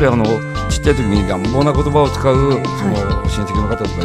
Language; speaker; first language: Japanese; native; Japanese